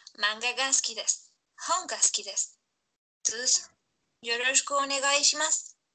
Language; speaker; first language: Japanese; non-native, learner; Spanish